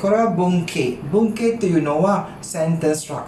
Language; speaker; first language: Japanese; non-native, fluent; Malay